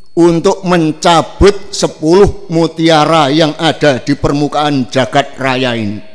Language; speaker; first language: Indonesian; non-native, local second language; Javanese